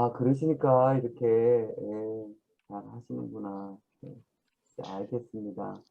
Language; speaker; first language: Korean; native; Korean